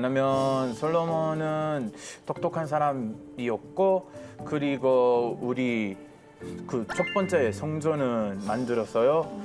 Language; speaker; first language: Korean; non-native, fluent; Hebrew